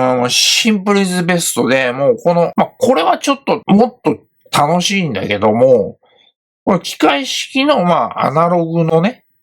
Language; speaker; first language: Japanese; native; Japanese